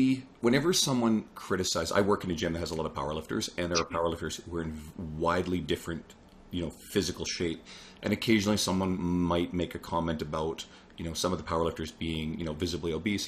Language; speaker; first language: English; native; English